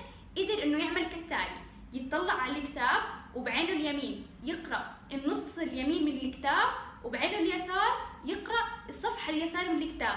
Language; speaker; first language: Arabic; native; Arabic